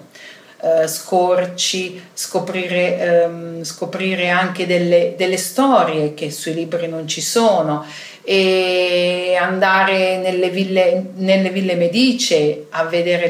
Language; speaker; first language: Italian; native; Italian